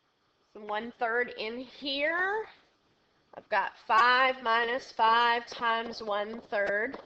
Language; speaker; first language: English; native; English